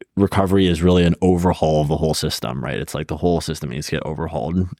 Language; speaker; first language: English; native; English